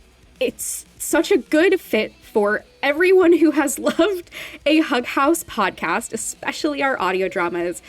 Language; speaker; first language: English; native; English